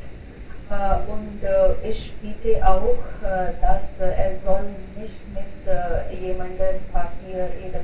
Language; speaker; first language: German; non-native, learner; Hindi